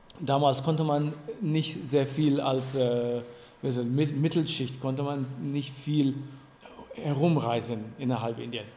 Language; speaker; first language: German; non-native, fluent; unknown